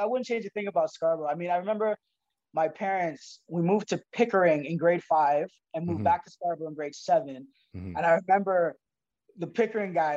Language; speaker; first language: English; native; English